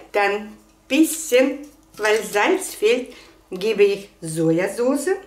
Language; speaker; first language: German; non-native, fluent; Russian